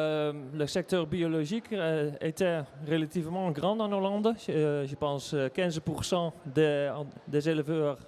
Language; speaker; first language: French; non-native, learner; Dutch